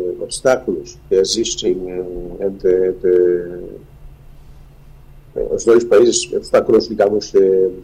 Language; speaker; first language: Portuguese; non-native, fluent; Hebrew